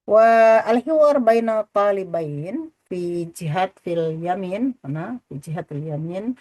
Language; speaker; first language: Arabic; non-native, fluent; Indonesian